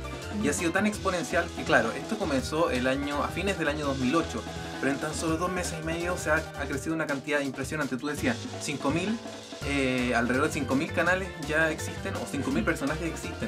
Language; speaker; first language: Spanish; native; Spanish